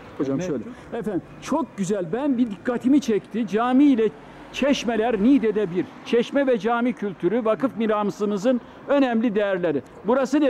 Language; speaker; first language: Turkish; native; Turkish